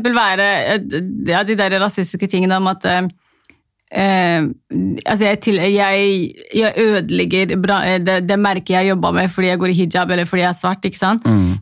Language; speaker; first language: Norwegian; non-native, local second language; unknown